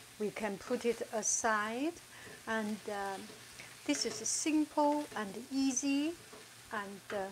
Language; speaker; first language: English; non-native, fluent; Chinese